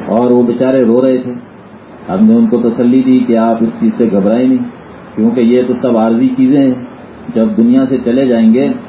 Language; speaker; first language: Urdu; native; Urdu